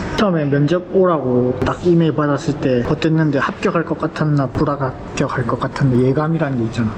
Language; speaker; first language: Korean; native; Korean